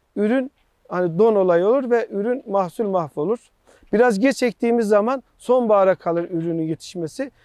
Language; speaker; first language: Turkish; native; Turkish